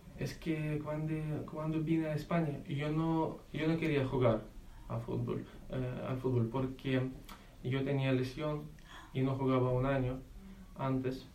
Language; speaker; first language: Spanish; non-native, learner; Ukrainian